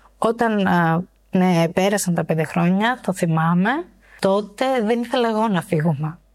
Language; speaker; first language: Greek; early bilingual, other home language; Albanian